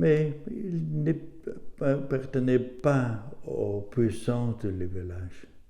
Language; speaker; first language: French; non-native, learner; German